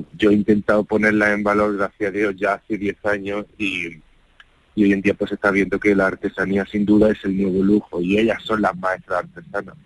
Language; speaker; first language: Spanish; native; Spanish